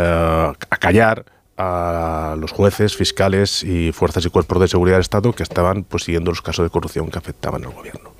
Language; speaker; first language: Spanish; native; Spanish